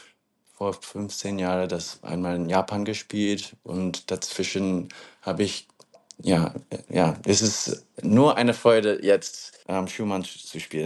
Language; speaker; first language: German; non-native, fluent; English